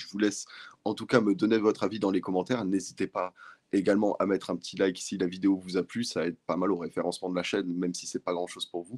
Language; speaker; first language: French; native; French